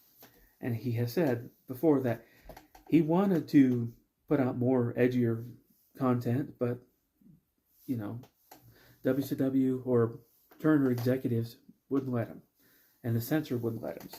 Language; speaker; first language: English; native; English